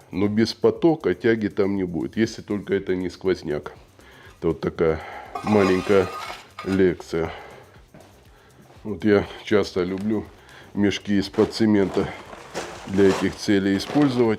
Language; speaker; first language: Russian; native; Russian